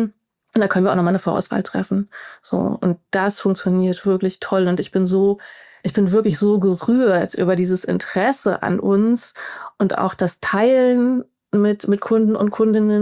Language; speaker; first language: German; native; German